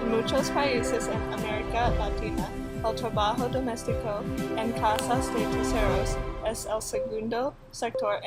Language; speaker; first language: Spanish; non-native, learner; English